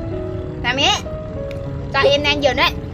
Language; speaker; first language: Vietnamese; early bilingual, heritage; Vietnamese